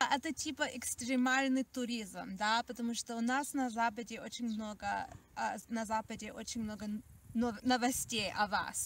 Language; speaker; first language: Russian; early bilingual, heritage; Russian